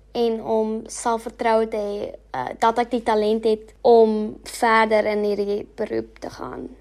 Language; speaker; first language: Afrikaans; non-native, local second language; English